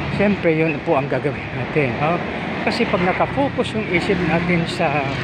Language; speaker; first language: Filipino; native; Filipino